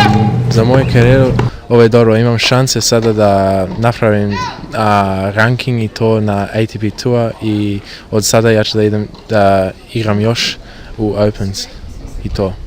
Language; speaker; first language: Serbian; early bilingual, heritage; Serbian